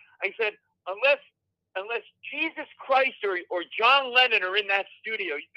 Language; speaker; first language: English; native; English